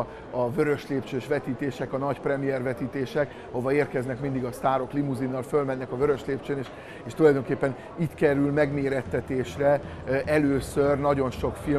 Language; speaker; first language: Hungarian; native; Hungarian